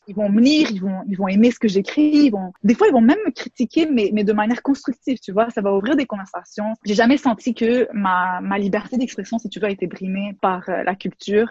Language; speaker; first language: French; native; French